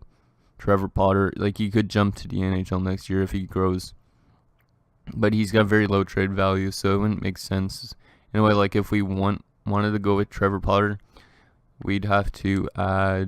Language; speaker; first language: English; native; English